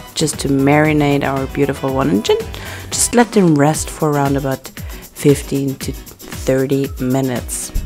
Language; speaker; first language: English; non-native, fluent; German